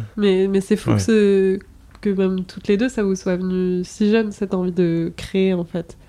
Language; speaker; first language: French; native; French